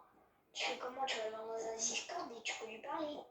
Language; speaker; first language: French; native; French